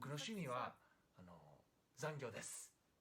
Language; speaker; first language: Japanese; non-native, learner; English